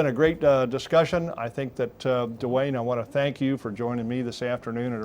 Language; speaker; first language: English; native; English